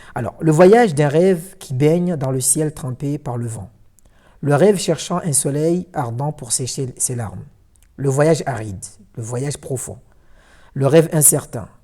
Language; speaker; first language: French; non-native, local second language; Ngazidja Comorian